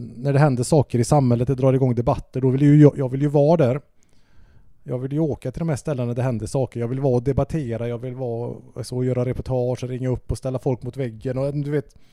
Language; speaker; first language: Swedish; native; Swedish